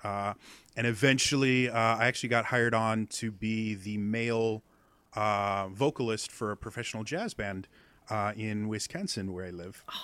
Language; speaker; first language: English; native; English